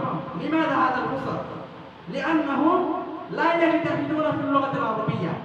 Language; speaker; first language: Arabic; non-native, fluent; Bangla